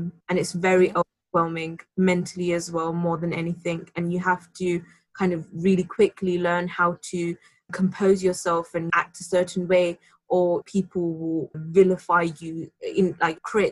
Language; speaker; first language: English; native; English